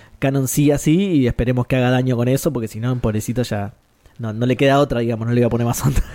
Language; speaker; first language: Spanish; native; Spanish